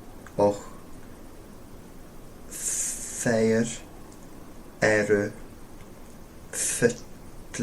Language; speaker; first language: Icelandic; non-native, learner; English